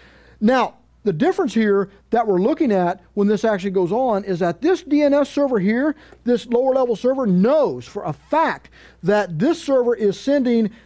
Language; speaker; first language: English; native; English